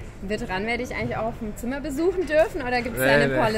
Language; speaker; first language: German; native; German